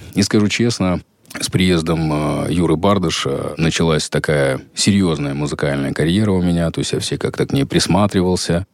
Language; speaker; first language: Russian; native; Russian